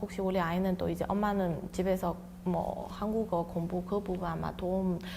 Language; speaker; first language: Korean; non-native, fluent; Chinese